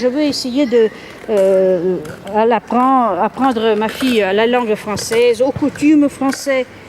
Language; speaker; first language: French; early bilingual, heritage; Russian